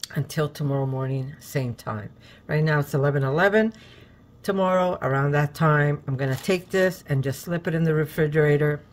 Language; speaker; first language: English; native; English